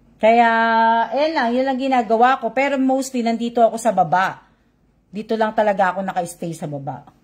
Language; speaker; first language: Filipino; native; Filipino